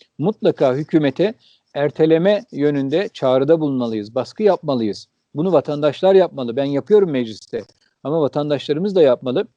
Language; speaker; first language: Turkish; early bilingual, heritage; Turkish